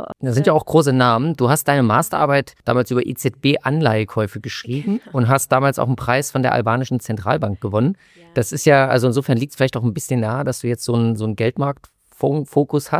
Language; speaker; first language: German; native; German